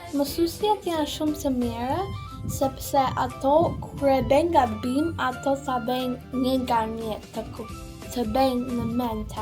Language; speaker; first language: Albanian; early bilingual, heritage; Albanian